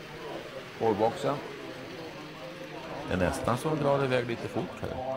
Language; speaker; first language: Swedish; native; Swedish